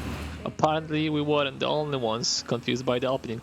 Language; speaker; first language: English; non-native, fluent; Polish